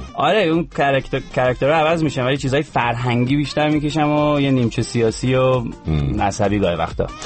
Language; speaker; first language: Persian; native; Persian